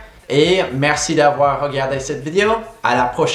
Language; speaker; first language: French; non-native, fluent; English